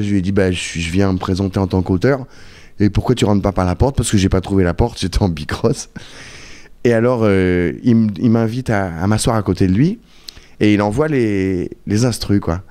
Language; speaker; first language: French; native; French